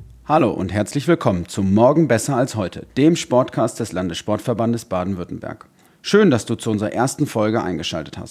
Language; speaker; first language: German; native; German